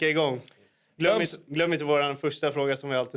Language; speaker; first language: Swedish; native; Swedish